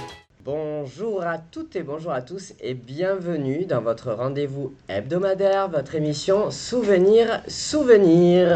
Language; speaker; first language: French; native; French